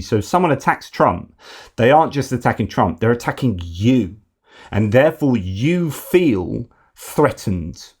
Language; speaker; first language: English; native; English